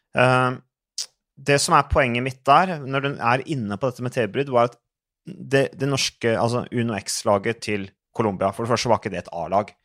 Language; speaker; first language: Norwegian; native; Norwegian